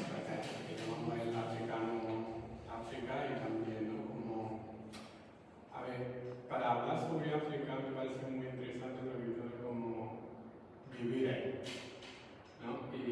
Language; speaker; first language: Spanish; non-native, fluent; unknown